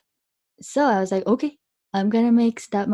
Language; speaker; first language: English; early bilingual, other home language; Japanese